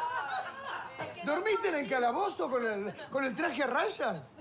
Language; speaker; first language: Spanish; native; Spanish